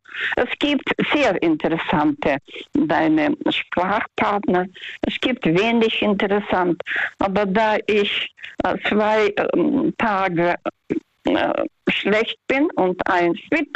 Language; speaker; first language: German; early bilingual, heritage; Russian